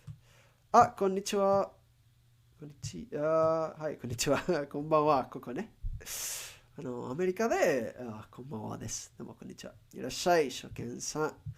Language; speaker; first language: Japanese; non-native, learner; English